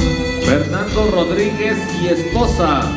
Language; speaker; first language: Spanish; native; Spanish